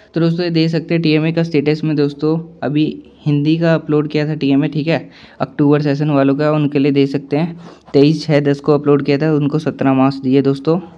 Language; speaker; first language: Hindi; native; Hindi